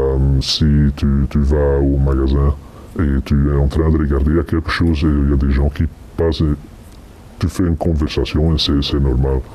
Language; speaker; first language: French; non-native, fluent; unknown